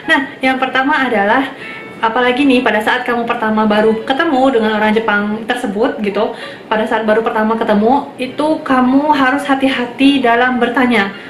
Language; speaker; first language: Indonesian; native; Indonesian